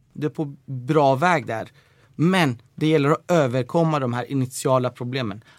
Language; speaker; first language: Swedish; early bilingual, other home language; Persian